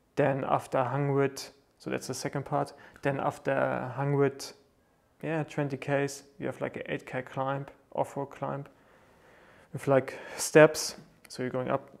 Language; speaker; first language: English; non-native, fluent; German